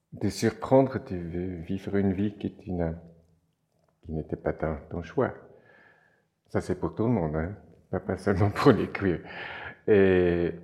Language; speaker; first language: French; non-native, local second language; German